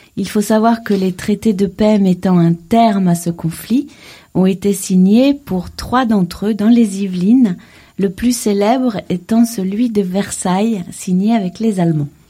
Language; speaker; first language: French; native; French